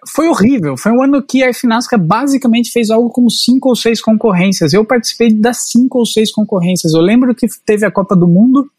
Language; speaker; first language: Portuguese; native; Portuguese